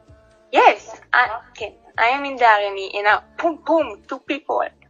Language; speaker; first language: English; non-native, learner; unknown